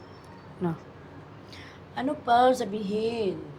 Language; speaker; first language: Filipino; non-native, local second language; Cebuano